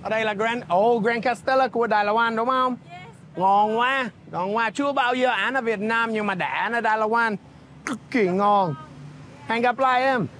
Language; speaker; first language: Vietnamese; non-native, fluent; English